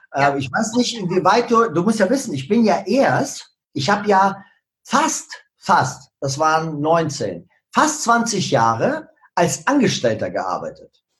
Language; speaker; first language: German; early bilingual, other home language; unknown